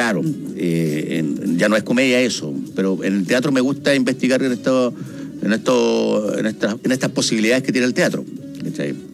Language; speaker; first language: Spanish; native; Spanish